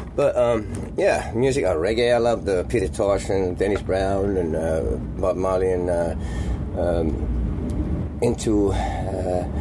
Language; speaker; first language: English; non-native, fluent; Finnish